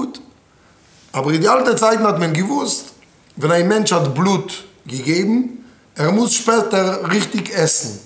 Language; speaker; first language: German; non-native, fluent; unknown